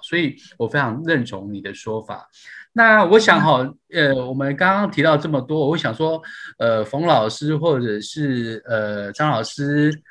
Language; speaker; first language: Chinese; native; Chinese